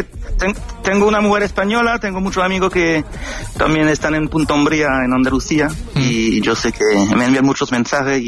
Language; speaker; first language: Spanish; non-native, fluent; French